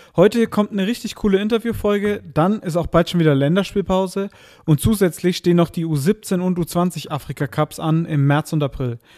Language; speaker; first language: German; native; German